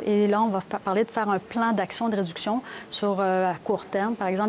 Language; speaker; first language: French; native; French